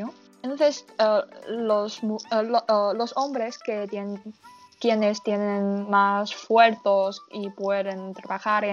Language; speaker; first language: Spanish; non-native, learner; Chinese